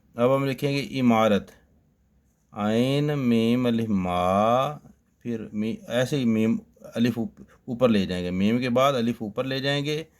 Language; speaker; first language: Urdu; native; Urdu